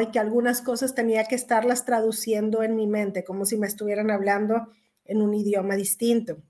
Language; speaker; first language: Spanish; native; Spanish